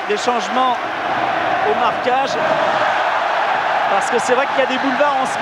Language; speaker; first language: French; native; French